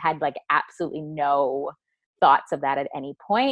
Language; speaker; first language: English; native; English